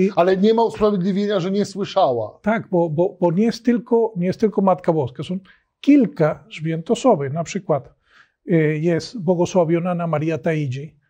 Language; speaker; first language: Polish; non-native, learner; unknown